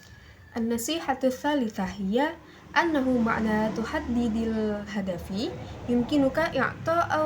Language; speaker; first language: Arabic; non-native, learner; Indonesian